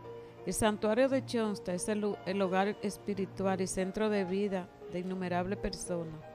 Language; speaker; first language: Spanish; native; Spanish